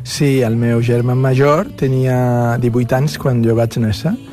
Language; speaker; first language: Catalan; non-native, fluent; Spanish